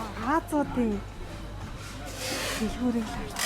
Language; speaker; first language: German; non-native, fluent; Mongolian